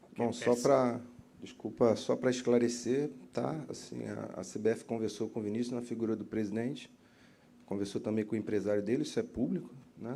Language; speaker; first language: Portuguese; native; Portuguese